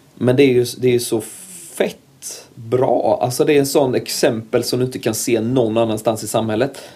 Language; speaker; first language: Swedish; native; Swedish